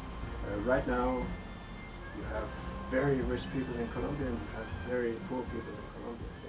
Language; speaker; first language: English; non-native, fluent; Danish